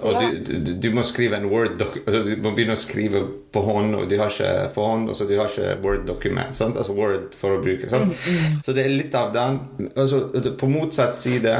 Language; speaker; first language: Norwegian; non-native, fluent; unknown